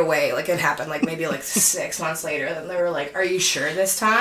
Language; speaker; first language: English; native; English